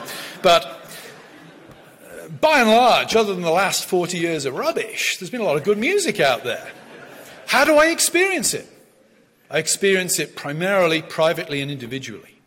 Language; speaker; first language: English; native; English